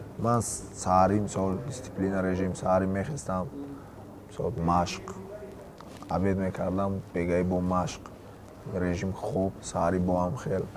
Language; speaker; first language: Tajik; native; Tajik